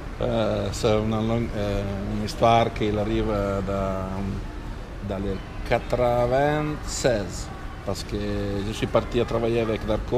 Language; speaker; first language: French; non-native, fluent; Italian